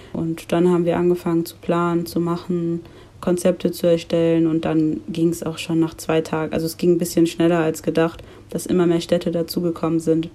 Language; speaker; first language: German; early bilingual, other home language; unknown